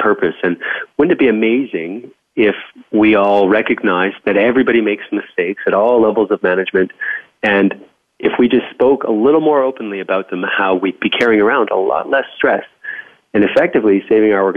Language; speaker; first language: English; native; English